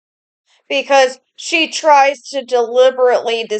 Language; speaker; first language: English; native; English